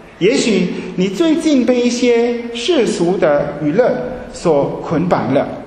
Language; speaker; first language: Chinese; early bilingual, heritage; Chinese